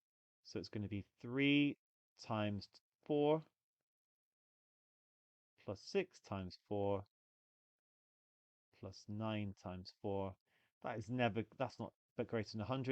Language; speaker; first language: English; native; English